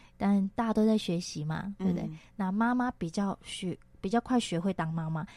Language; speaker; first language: Chinese; non-native, local second language; Hakka Chinese